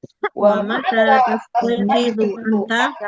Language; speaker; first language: Arabic; non-native, learner; Indonesian